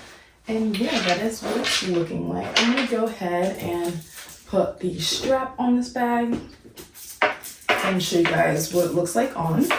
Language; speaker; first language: English; native; English